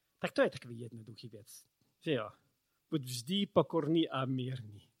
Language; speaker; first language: Czech; non-native, learner; English